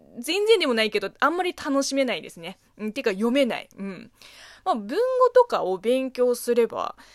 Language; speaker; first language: Japanese; non-native, fluent; Chinese